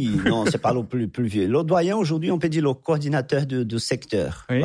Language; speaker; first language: French; non-native, fluent; Portuguese